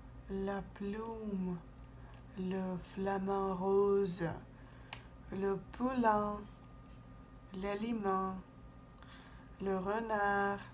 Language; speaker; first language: French; non-native, fluent; Russian